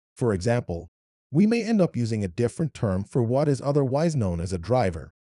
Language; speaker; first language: English; non-native, fluent; Arabic